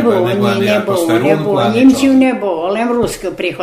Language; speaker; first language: Polish; non-native, local second language; Rusyn